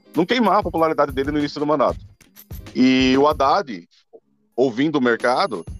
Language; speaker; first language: Portuguese; native; Portuguese